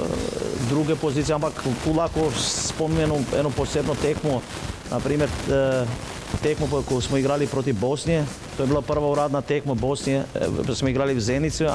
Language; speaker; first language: Slovenian; non-native, fluent; Albanian